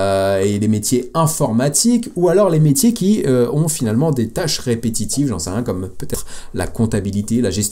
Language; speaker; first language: French; native; French